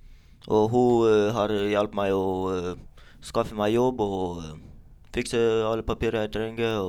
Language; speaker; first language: Norwegian; non-native, learner; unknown